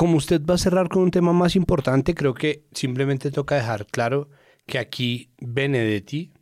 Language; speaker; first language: Spanish; native; Spanish